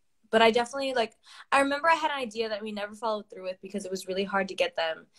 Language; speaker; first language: English; early bilingual, other home language; Spanish